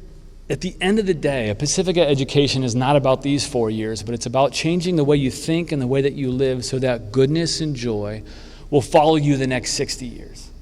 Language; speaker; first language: English; native; English